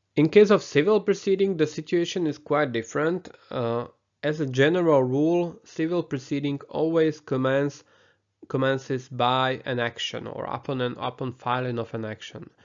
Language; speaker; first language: English; non-native, fluent; Slovak